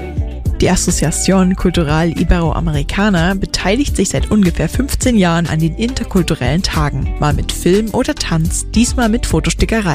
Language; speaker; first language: German; native; German